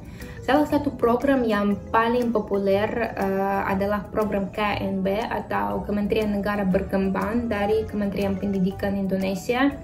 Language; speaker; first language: Indonesian; non-native, fluent; Russian